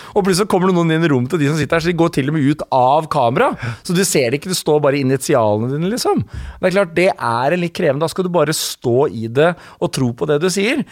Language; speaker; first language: Norwegian; native; Norwegian